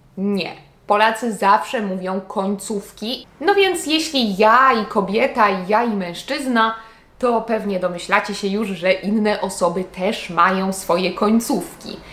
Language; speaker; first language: Polish; native; Polish